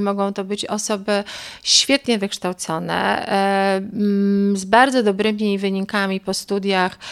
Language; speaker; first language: Polish; native; Polish